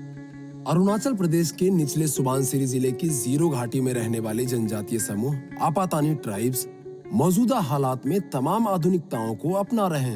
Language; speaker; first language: Hindi; native; Hindi